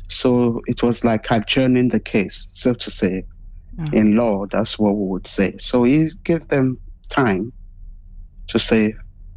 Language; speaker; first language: English; non-native, local second language; Yoruba